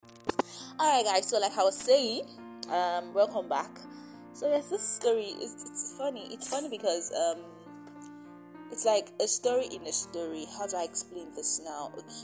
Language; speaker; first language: English; non-native, local second language; Yoruba